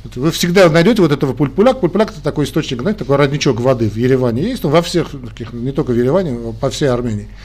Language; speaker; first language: Russian; non-native, local second language; Armenian